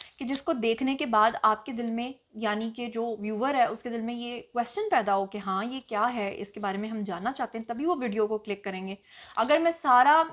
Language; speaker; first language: Urdu; non-native, local second language; Punjabi